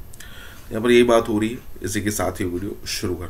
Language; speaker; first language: Hindi; native; Hindi